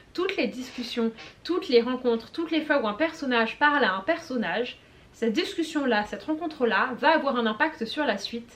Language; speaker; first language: French; native; French